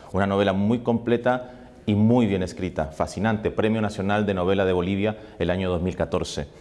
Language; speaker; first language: Spanish; native; Spanish